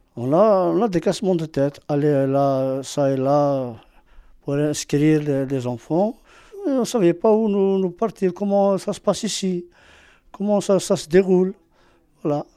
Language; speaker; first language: French; non-native, local second language; Arabic